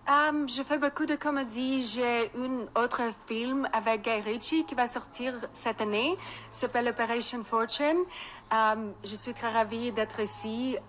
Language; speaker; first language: French; non-native, learner; Russian